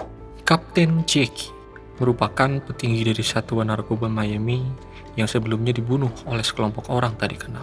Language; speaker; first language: Indonesian; native; Indonesian